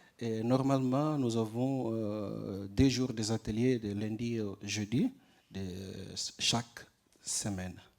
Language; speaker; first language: French; non-native, learner; Portuguese